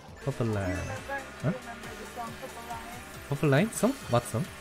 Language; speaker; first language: English; non-native, learner; Korean